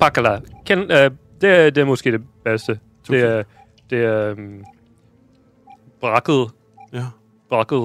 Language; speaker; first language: Danish; non-native, fluent; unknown